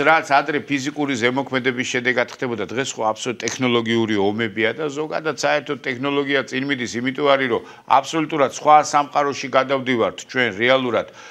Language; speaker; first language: Georgian; native; Georgian